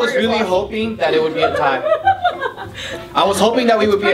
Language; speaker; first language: English; native; English